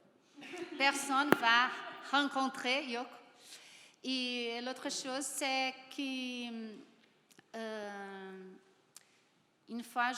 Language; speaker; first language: French; non-native, learner; Portuguese